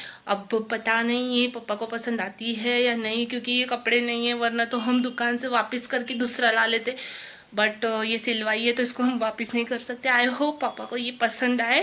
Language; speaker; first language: Hindi; native; Hindi